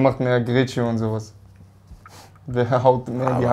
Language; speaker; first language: German; native; German